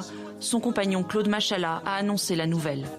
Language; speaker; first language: French; native; French